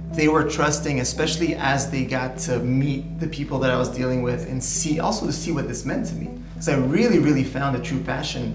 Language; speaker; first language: English; native; English